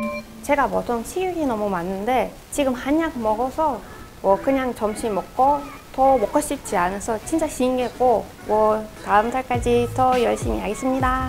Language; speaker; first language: Korean; non-native, learner; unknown